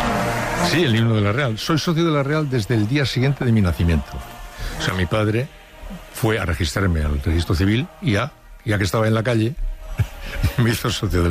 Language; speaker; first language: Spanish; native; Spanish